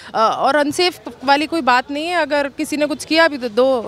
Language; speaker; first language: Hindi; native; Hindi